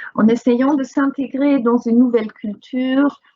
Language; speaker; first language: French; non-native, fluent; English